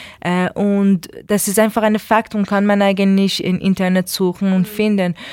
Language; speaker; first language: German; non-native, learner; Persian